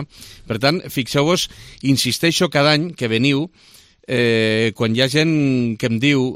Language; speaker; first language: Catalan; native; Catalan